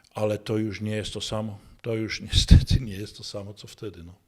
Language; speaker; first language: Polish; non-native, fluent; Dutch